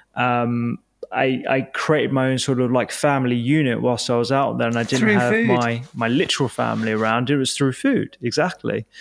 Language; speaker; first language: English; native; English